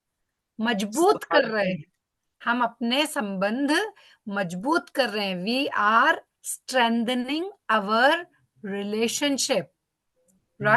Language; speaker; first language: Hindi; native; Hindi